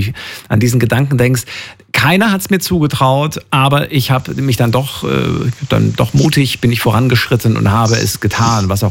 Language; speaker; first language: German; native; German